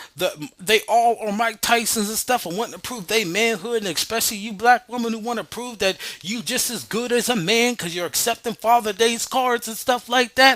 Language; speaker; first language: English; native; English